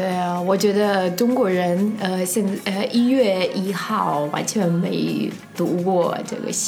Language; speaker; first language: Chinese; non-native, fluent; Russian